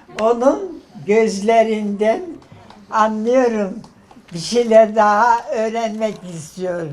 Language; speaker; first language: Turkish; early bilingual, other home language; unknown